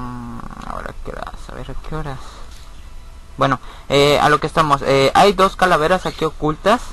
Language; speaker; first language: Spanish; native; Spanish